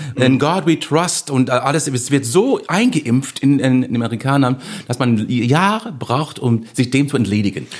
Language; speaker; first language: German; non-native, fluent; English